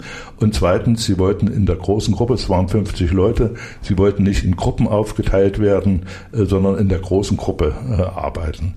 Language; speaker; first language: German; native; German